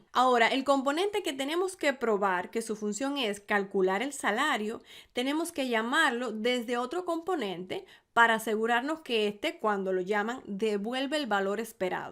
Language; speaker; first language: Spanish; native; Spanish